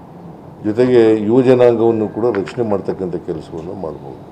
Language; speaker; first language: Kannada; native; Kannada